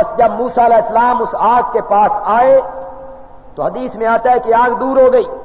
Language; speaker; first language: Urdu; non-native, local second language; Punjabi